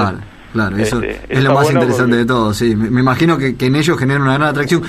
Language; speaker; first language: Spanish; native; Spanish